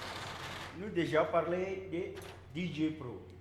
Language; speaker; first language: French; non-native, learner; Portuguese